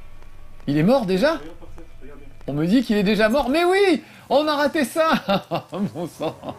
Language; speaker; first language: French; native; French